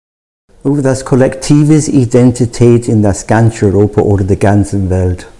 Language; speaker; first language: German; non-native, fluent; English